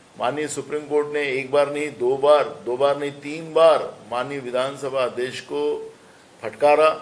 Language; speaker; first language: Hindi; non-native, local second language; Marathi